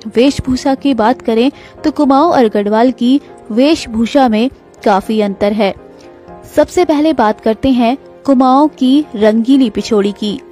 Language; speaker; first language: Hindi; native; Hindi